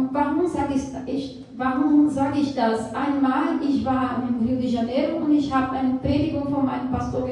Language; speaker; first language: German; non-native, fluent; Portuguese